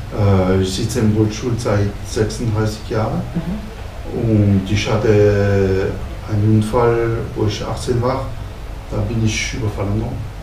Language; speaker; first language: German; non-native, fluent; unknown